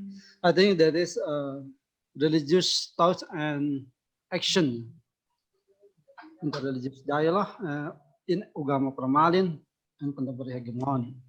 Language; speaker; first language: English; non-native, local second language; Indonesian